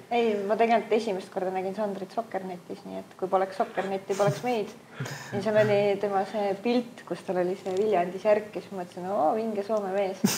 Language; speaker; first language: Estonian; native; Estonian